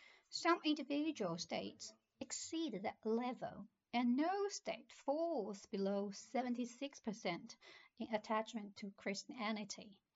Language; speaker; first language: English; non-native, fluent; Chinese